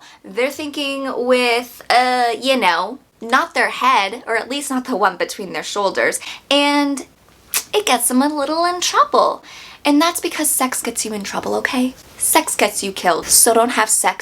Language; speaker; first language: English; native; English